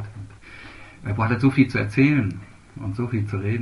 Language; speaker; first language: German; native; German